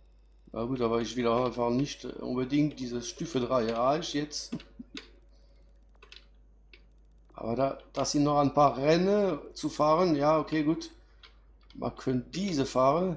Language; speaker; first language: German; non-native, fluent; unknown